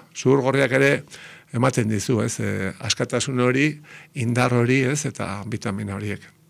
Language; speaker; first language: Basque; native; Basque